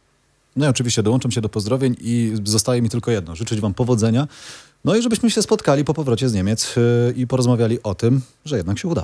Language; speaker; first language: Polish; native; Polish